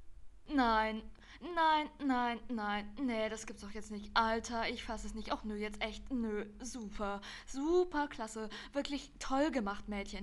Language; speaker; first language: German; native; German